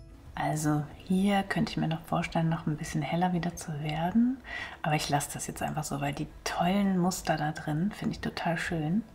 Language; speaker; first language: German; native; German